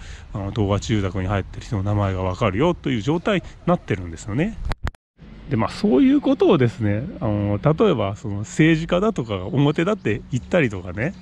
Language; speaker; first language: Japanese; native; Japanese